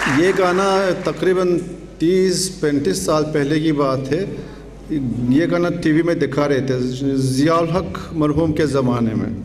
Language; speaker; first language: Urdu; non-native, fluent; Turkish